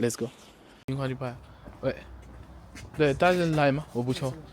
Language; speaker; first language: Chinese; non-native, learner; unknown